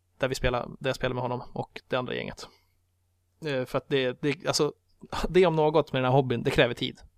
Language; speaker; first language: Swedish; native; Swedish